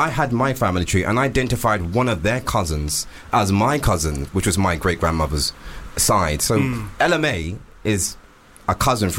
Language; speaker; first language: English; native; English